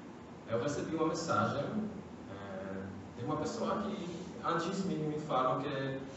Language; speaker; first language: Portuguese; non-native, fluent; French